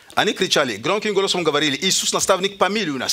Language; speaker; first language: Russian; native; Russian